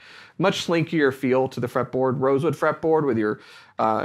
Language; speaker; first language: English; native; English